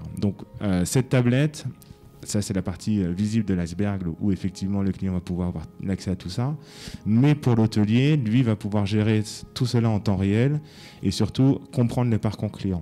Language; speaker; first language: French; native; French